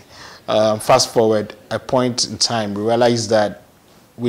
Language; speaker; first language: English; non-native, local second language; Akan